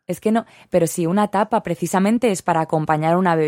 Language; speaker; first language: Spanish; native; Spanish